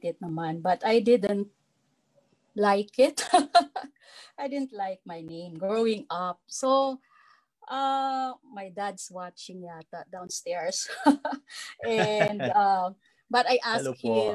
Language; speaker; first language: English; non-native, local second language; Filipino